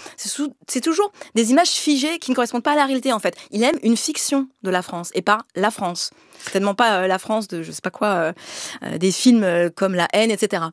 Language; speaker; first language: French; native; French